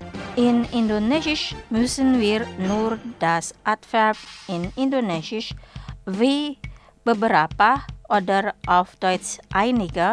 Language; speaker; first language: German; non-native, fluent; Indonesian